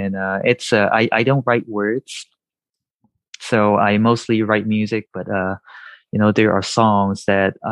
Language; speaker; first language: English; non-native, local second language; Cantonese